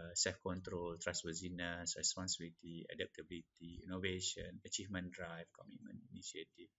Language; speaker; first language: English; non-native, local second language; Malay